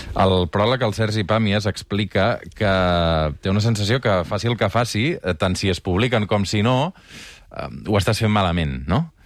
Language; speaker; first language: Catalan; native; Catalan